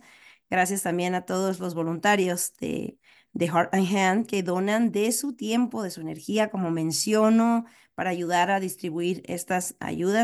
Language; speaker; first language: Spanish; native; Spanish